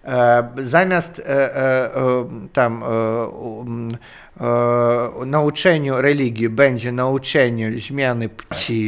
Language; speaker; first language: Polish; non-native, learner; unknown